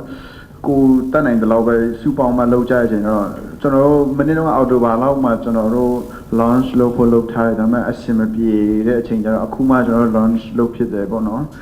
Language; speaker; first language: Burmese; non-native, local second language; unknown